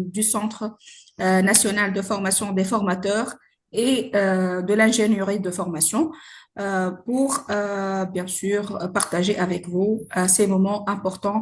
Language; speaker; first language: French; non-native, local second language; Arabic